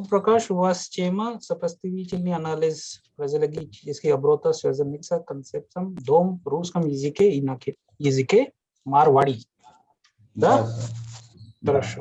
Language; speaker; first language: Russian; non-native, fluent; Hindi